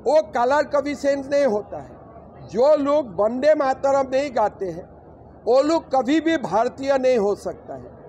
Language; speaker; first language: Hindi; non-native, local second language; Assamese